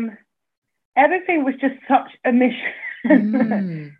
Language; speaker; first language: English; native; English